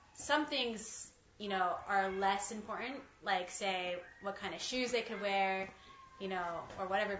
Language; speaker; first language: English; early bilingual, other home language; Chinese